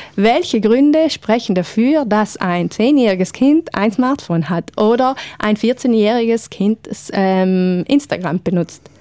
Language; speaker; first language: German; native; German